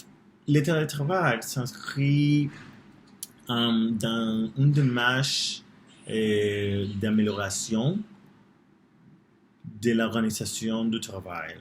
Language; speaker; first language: French; non-native, learner; Spanish